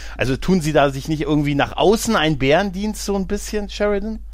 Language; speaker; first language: German; native; German